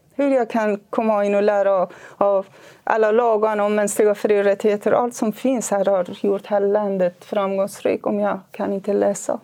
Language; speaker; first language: Swedish; non-native, fluent; Kurdish